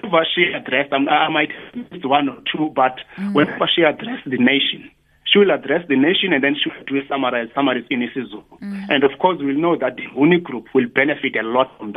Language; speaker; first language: English; non-native, local second language; Xhosa